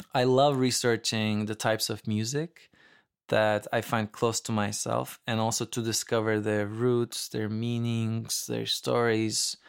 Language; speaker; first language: English; non-native, fluent; Turkish